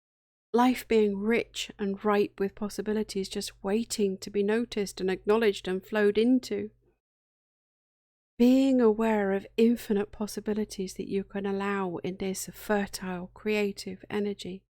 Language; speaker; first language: English; native; English